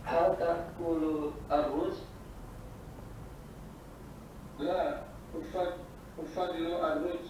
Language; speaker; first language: Arabic; non-native, learner; Indonesian